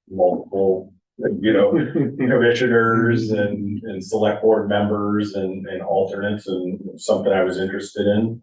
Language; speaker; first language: English; native; English